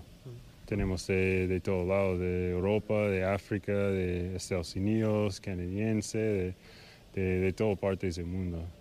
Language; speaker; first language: Spanish; non-native, fluent; English